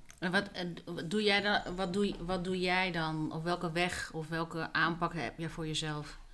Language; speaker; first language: Dutch; native; Dutch